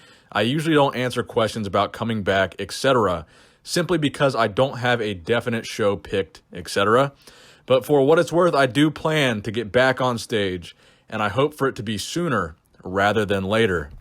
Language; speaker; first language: English; native; English